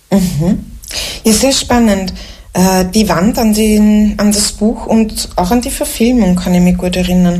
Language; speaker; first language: German; native; German